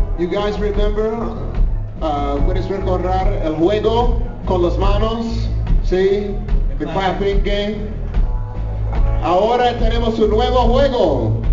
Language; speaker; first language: Spanish; non-native, learner; English